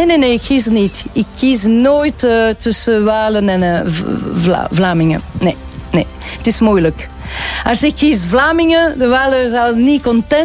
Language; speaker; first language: Dutch; non-native, local second language; French